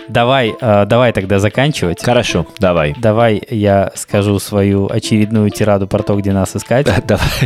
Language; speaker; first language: Russian; native; Russian